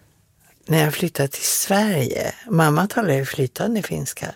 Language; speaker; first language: Swedish; native; Swedish